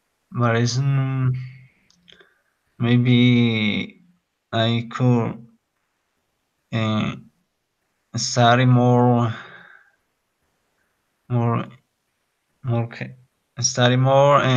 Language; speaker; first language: English; non-native, learner; Spanish